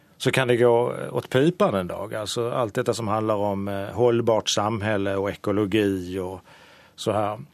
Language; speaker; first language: Swedish; native; Swedish